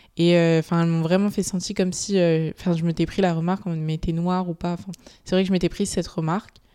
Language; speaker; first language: French; native; French